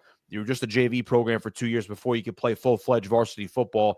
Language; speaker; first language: English; native; English